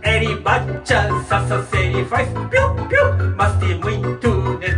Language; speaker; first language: English; non-native, learner; Japanese